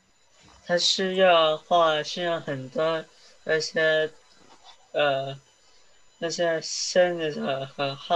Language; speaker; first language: Chinese; early bilingual, heritage; Chinese